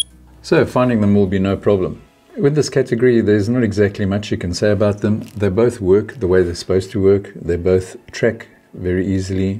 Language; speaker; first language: English; native; English